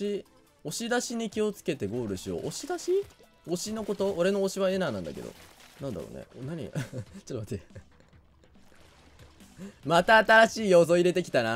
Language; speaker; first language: Japanese; native; Japanese